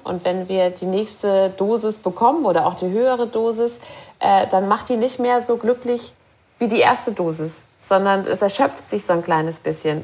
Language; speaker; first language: German; native; German